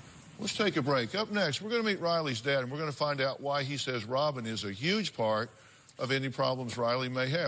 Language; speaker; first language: English; native; English